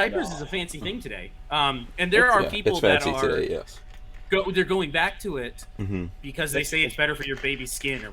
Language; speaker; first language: English; native; English